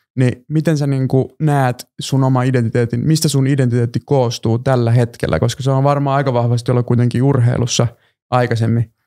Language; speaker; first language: Finnish; early bilingual, other home language; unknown